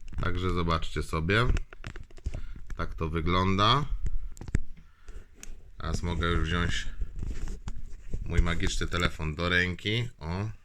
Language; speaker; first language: Polish; native; Polish